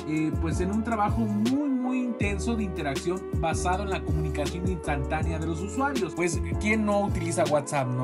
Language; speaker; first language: Spanish; native; Spanish